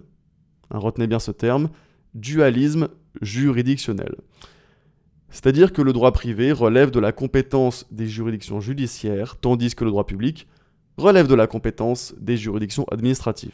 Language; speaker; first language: French; native; French